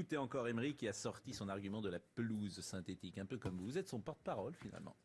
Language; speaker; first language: French; native; French